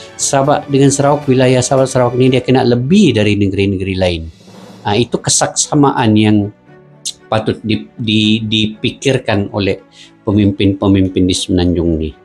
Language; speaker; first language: Malay; native; Malay